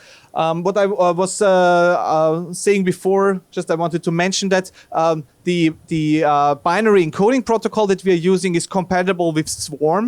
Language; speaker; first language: English; non-native, fluent; German